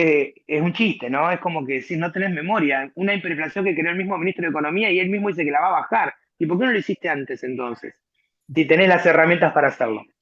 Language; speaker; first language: Spanish; native; Spanish